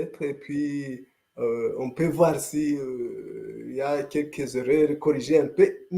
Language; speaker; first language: French; non-native, local second language; Kinyarwanda